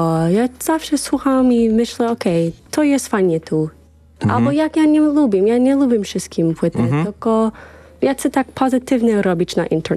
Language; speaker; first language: Polish; non-native, learner; English